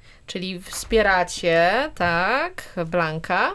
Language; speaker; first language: Polish; native; Polish